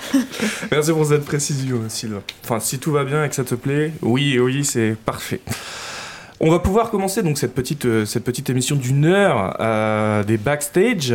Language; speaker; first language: French; native; French